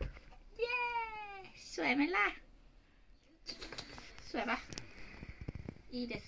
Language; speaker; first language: Japanese; non-native, learner; Thai